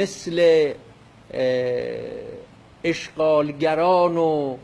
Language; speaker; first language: Persian; non-native, local second language; Kurdish